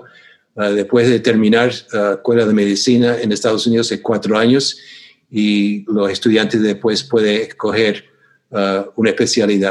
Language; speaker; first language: Spanish; non-native, fluent; English